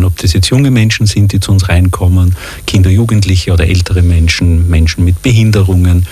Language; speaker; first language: German; native; German